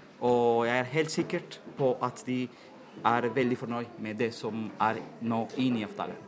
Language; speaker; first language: Norwegian; non-native, fluent; Spanish